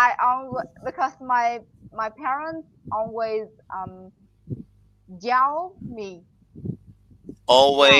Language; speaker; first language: English; non-native, learner; Vietnamese